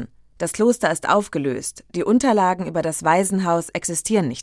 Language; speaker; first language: German; native; German